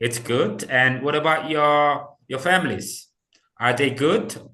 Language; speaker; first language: English; non-native, fluent; Indonesian